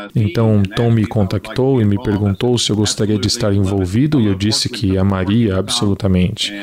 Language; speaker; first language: Portuguese; non-native, fluent; English